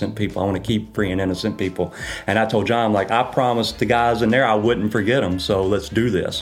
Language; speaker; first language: English; native; English